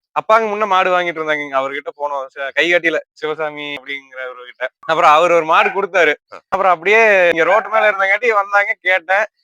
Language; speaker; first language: Tamil; native; Tamil